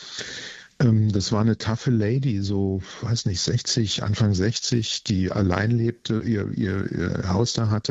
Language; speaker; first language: German; native; German